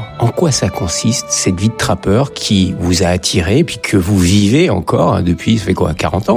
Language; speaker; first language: French; native; French